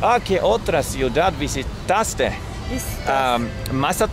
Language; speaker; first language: Spanish; non-native, learner; Norwegian